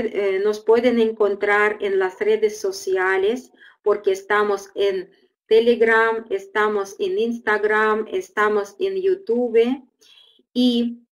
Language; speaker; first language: Spanish; non-native, fluent; Russian